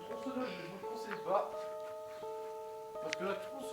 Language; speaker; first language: French; native; French